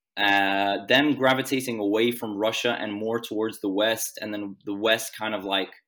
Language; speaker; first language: English; non-native, fluent; Swedish